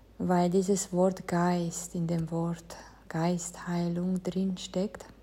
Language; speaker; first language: German; non-native, fluent; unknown